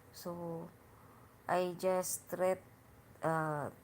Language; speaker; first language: English; non-native, learner; Hiligaynon